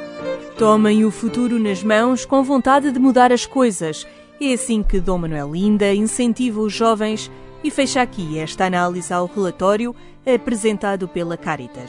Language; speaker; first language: Portuguese; native; Portuguese